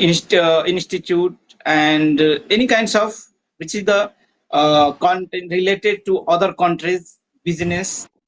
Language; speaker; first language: English; non-native, learner; Maithili